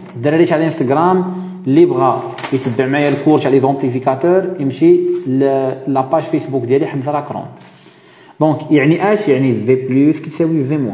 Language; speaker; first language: French; non-native, local second language; Arabic